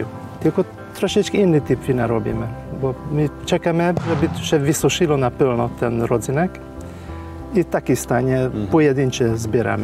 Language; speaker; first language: Polish; non-native, fluent; Hungarian